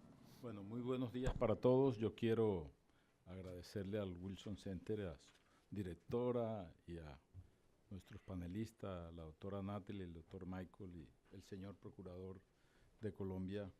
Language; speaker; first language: Spanish; native; Spanish